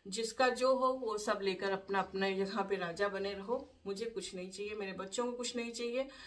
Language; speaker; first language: Hindi; native; Hindi